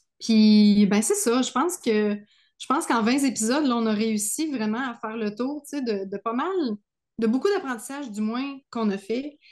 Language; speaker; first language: French; native; French